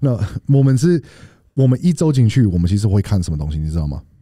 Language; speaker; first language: Chinese; non-native, fluent; English